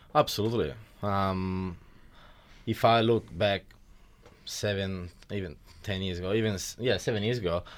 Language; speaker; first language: English; non-native, fluent; Italian